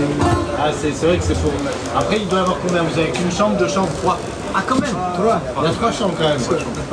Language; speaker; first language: French; native; French